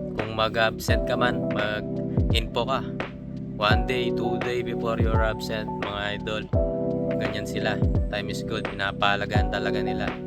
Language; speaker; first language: Filipino; non-native, local second language; Pampanga